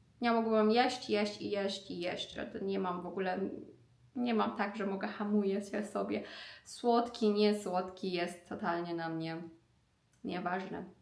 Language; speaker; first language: Polish; non-native, learner; Persian